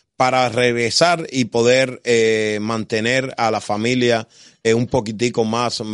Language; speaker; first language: Spanish; native; Spanish